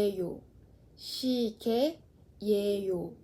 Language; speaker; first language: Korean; non-native, fluent; Mongolian